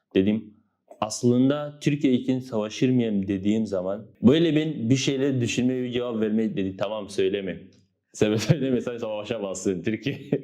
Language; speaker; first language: Turkish; non-native, learner; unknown